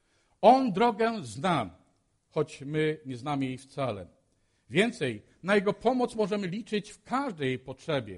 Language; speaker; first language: Polish; native; Polish